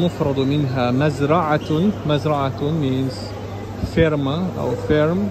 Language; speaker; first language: Arabic; non-native, fluent; Russian